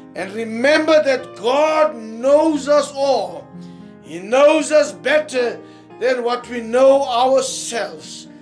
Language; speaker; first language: English; non-native, local second language; Afrikaans